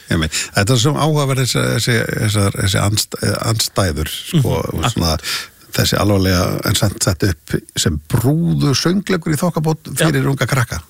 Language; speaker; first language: Icelandic; native; Icelandic